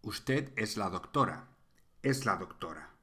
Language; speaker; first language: Spanish; non-native, fluent; English